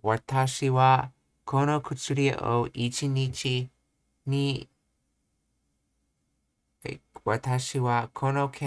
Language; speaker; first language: Japanese; non-native, learner; English